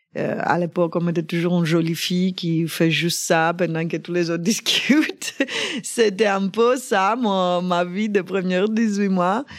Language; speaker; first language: French; non-native, fluent; Greek